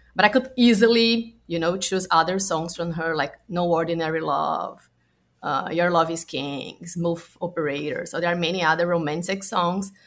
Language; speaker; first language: English; non-native, fluent; Portuguese